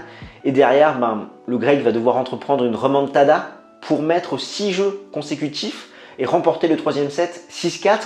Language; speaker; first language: French; native; French